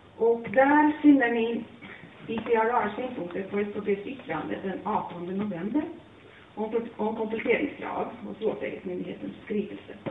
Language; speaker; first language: Swedish; non-native, fluent; Latvian